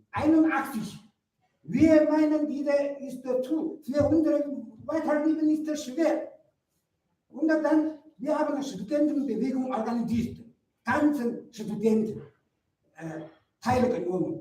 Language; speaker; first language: German; non-native, learner; Mongolian